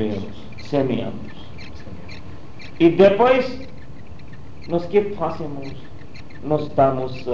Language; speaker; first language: Portuguese; non-native, learner; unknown